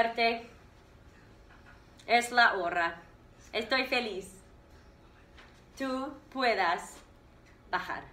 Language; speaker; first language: Spanish; non-native, fluent; English